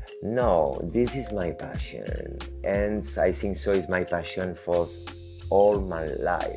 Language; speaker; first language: English; non-native, learner; French